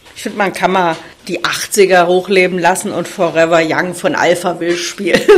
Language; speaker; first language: German; native; German